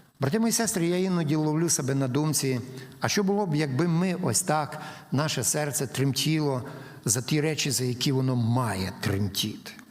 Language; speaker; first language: Ukrainian; native; Ukrainian